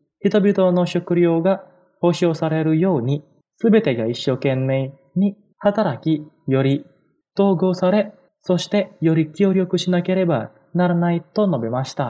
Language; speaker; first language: Japanese; non-native, fluent; Indonesian